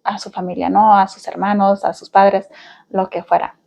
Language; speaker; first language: Spanish; early bilingual, heritage; Spanish